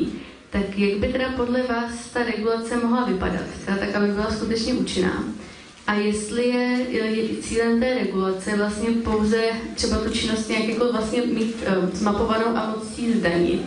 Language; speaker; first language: Czech; native; Czech